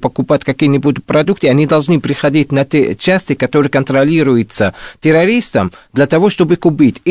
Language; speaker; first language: Russian; non-native, fluent; Arabic